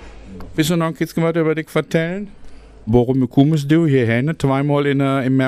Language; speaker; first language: German; native; German